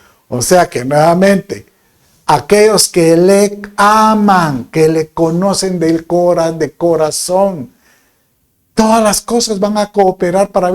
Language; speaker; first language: Spanish; native; Spanish